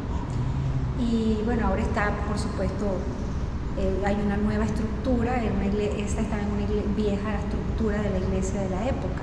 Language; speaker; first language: Spanish; native; Spanish